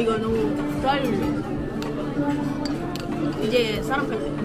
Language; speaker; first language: Korean; non-native, fluent; Filipino